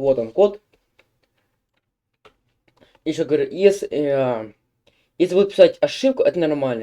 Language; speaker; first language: Russian; native; Russian